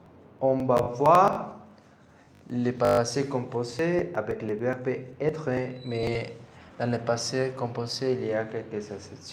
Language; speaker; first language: French; non-native, learner; Spanish